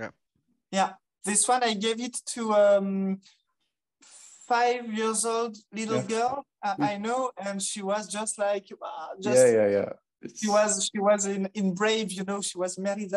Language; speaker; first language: English; non-native, fluent; French